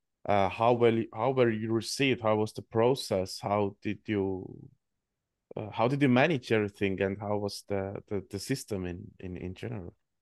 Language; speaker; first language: English; non-native, fluent; Estonian